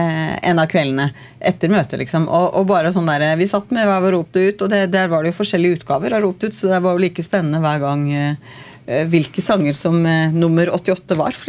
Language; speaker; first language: Norwegian; native; Norwegian